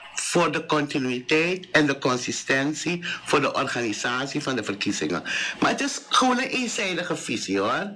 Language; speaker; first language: Dutch; native; Dutch